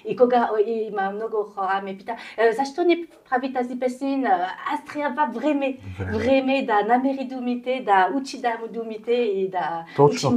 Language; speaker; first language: Bulgarian; non-native, learner; French